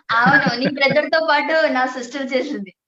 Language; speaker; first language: Telugu; non-native, learner; Malayalam